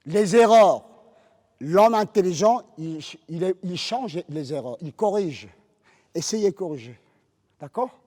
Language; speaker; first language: French; non-native, fluent; Korean